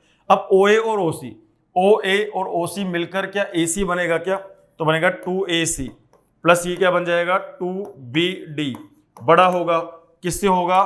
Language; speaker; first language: Hindi; native; Hindi